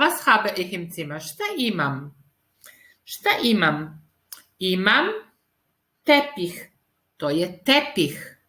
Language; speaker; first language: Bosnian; early bilingual, heritage; Serbian